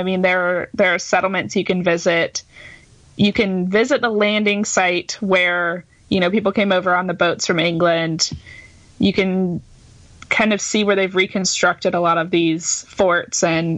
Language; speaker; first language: English; native; English